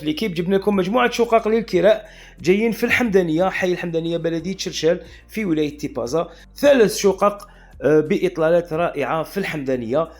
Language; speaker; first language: Arabic; native; Arabic